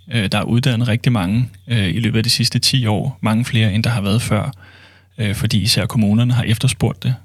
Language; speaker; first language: Danish; native; Danish